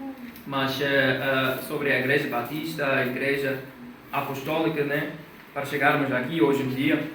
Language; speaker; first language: Portuguese; non-native, fluent; English